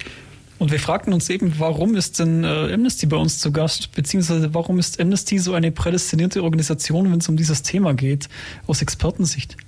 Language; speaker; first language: German; native; German